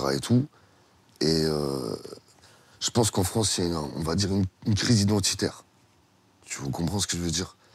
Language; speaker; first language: French; early bilingual, other home language; Russian